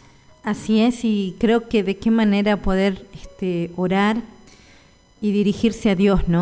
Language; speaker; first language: Spanish; native; Spanish